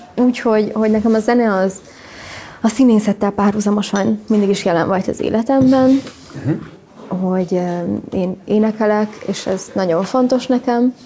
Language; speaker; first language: Hungarian; native; Hungarian